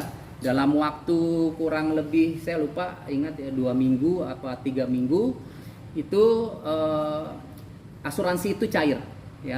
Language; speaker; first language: Indonesian; native; Indonesian